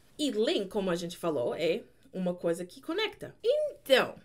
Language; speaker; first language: Portuguese; non-native, fluent; English